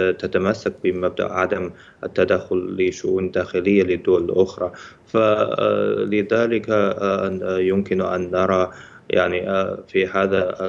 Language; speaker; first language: Arabic; non-native, fluent; Chinese